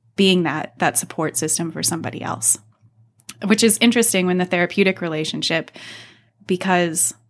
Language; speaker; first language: English; native; English